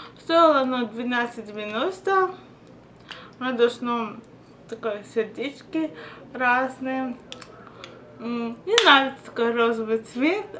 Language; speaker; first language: Russian; early bilingual, heritage; Russian